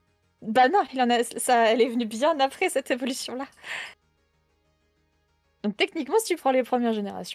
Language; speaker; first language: French; native; French